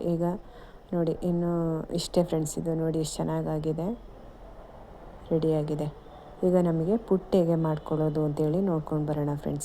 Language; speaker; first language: Kannada; native; Kannada